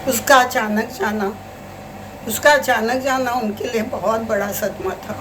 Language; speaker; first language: Hindi; native; Hindi